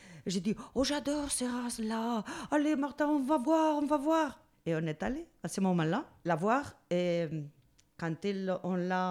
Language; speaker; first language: French; non-native, learner; Spanish